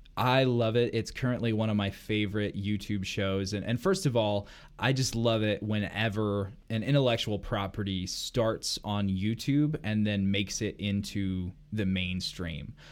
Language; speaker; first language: English; native; English